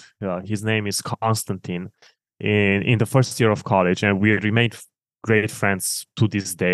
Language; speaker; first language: English; non-native, fluent; Romanian